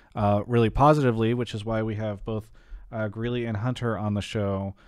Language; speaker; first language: English; native; English